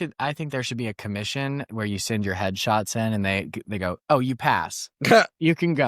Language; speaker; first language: English; native; English